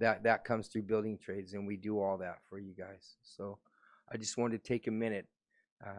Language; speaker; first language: English; native; English